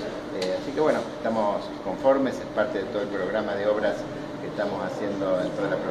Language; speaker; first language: Spanish; native; Spanish